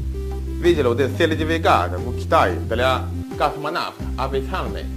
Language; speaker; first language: Russian; non-native, learner; Chinese